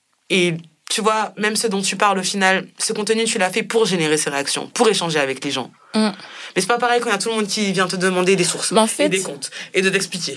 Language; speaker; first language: French; native; French